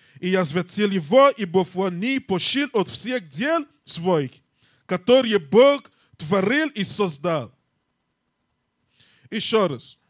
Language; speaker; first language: Russian; non-native, learner; English